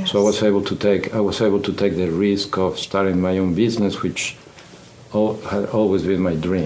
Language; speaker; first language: English; non-native, fluent; Spanish